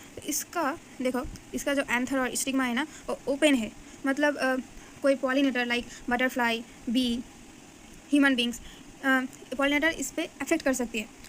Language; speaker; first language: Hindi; non-native, local second language; Bangla